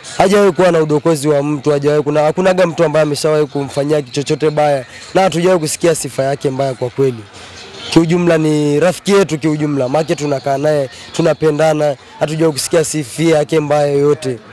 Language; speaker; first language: Swahili; native; Swahili